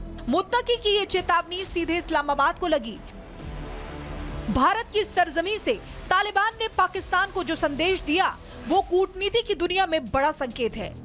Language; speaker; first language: Hindi; native; Hindi